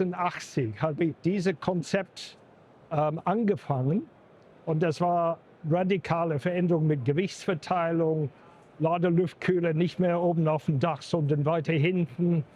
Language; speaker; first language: German; non-native, fluent; English